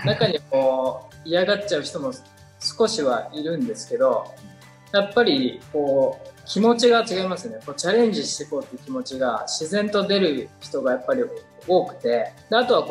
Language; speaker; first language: Japanese; native; Japanese